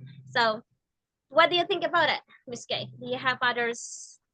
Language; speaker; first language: English; non-native, learner; Indonesian